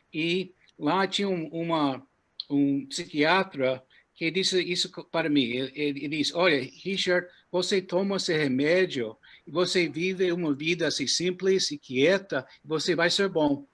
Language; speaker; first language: Portuguese; non-native, fluent; English